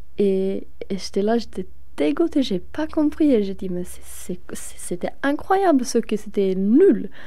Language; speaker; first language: French; non-native, fluent; Swedish